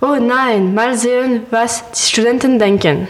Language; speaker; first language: German; non-native, learner; French